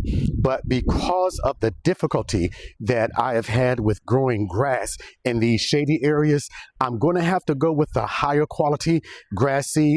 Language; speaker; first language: English; native; English